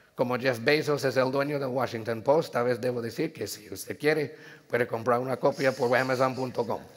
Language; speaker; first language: Spanish; early bilingual, heritage; Spanish